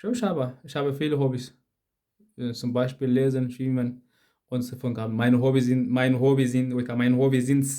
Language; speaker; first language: German; non-native, fluent; Tigrinya